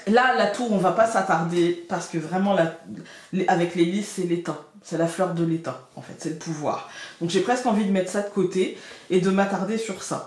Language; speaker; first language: French; native; French